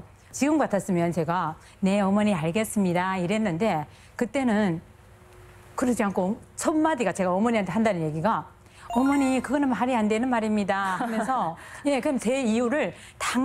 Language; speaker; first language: Korean; non-native, fluent; Chinese